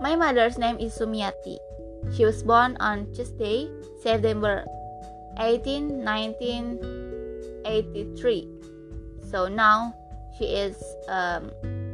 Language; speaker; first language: English; non-native, learner; Indonesian